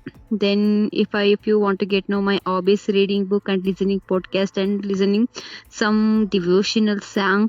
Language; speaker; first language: English; non-native, learner; Kannada